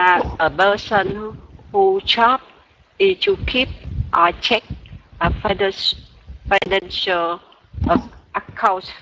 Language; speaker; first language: English; non-native, learner; Vietnamese